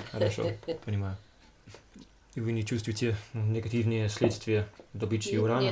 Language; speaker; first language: Russian; non-native, fluent; English